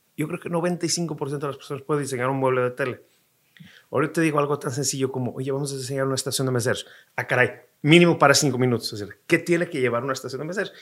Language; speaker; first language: Spanish; non-native, fluent; Portuguese